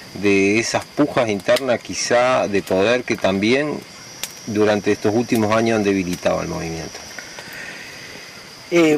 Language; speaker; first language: Spanish; native; Spanish